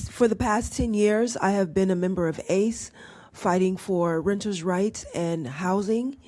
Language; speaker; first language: English; native; English